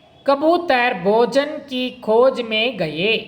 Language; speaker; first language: Hindi; non-native, local second language; Kannada